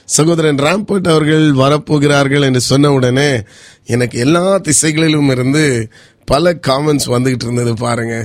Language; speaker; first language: Tamil; native; Tamil